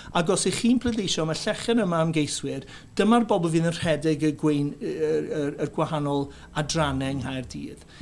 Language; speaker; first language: Welsh; native; Welsh